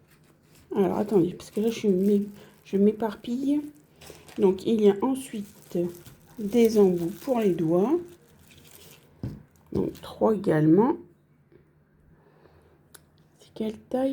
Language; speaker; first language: French; native; French